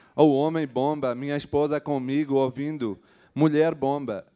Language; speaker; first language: Portuguese; non-native, fluent; Urdu